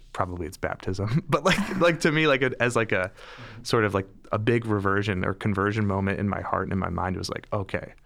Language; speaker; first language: English; native; English